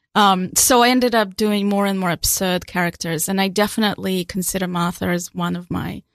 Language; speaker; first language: English; non-native, fluent; Russian